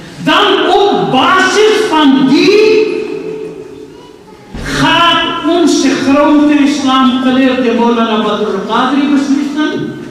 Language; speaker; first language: Dutch; non-native, fluent; Urdu